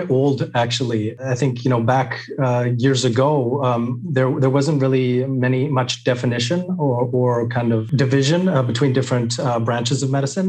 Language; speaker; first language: English; native; English